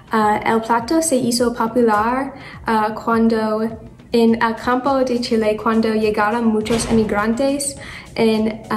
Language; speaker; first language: Spanish; non-native, learner; English